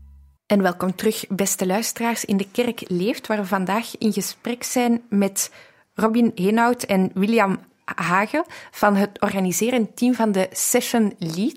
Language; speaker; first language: Dutch; native; Dutch